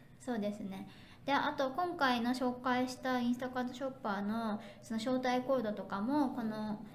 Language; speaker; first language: Japanese; native; Japanese